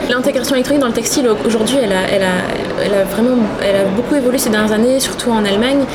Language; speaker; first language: French; native; French